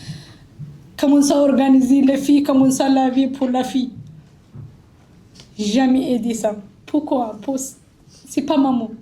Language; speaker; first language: French; non-native, learner; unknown